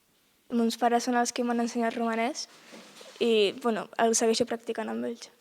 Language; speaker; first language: Catalan; early bilingual, other home language; Romanian